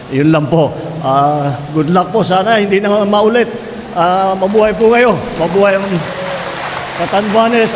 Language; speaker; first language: Filipino; native; Filipino